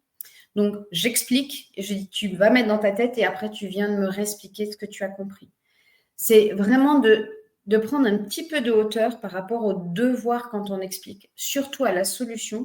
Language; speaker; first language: French; native; French